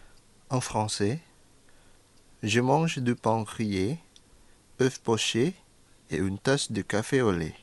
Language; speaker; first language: French; non-native, fluent; Indonesian